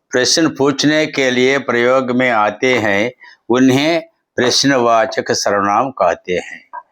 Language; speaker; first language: Hindi; non-native, local second language; Telugu